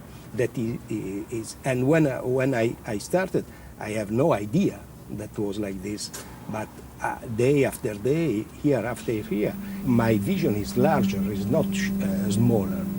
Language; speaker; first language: English; non-native, learner; Italian